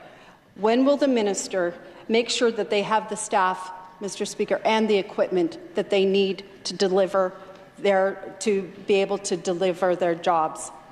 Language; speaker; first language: English; native; English